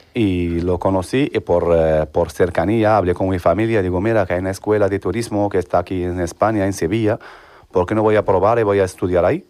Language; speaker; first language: Spanish; non-native, fluent; Arabic